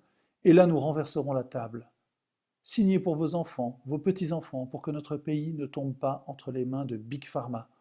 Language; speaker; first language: French; native; French